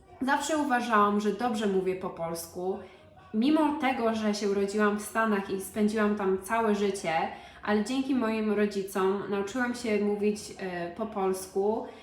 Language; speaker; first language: Polish; early bilingual, heritage; Polish